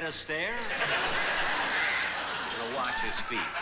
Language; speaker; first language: English; native; English